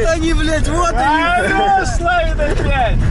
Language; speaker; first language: Russian; native; Russian